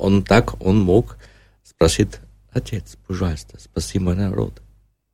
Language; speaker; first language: Russian; non-native, learner; German